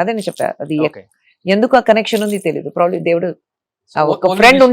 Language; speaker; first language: Telugu; non-native, fluent; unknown